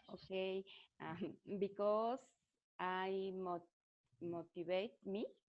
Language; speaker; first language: English; non-native, learner; Spanish